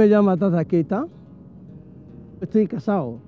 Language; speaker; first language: Spanish; non-native, fluent; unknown